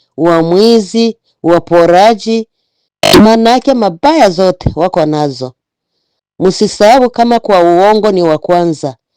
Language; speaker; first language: Swahili; native; Swahili